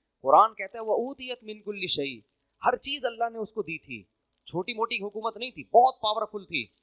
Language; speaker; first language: Urdu; native; Urdu